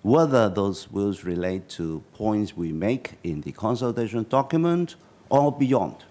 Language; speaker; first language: English; non-native, local second language; Chinese